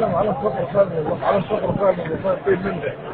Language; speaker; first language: Arabic; native; Arabic